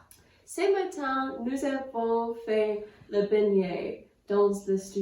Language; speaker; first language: French; non-native, learner; English